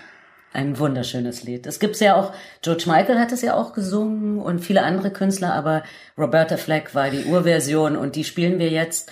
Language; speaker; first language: German; native; German